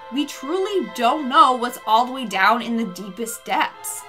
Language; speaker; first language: English; native; English